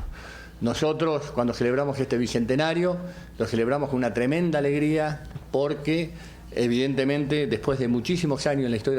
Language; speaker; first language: Spanish; native; Spanish